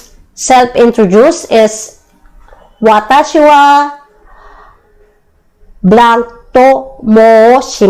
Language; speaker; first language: English; non-native, local second language; Filipino